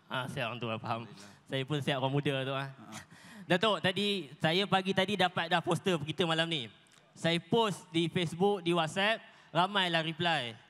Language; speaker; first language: Malay; native; Malay